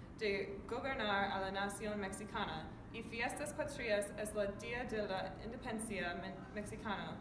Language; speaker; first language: Spanish; non-native, learner; English